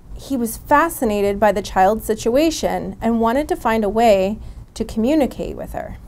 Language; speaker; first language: English; native; English